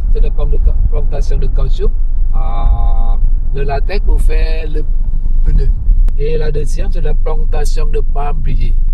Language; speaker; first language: French; non-native, learner; Thai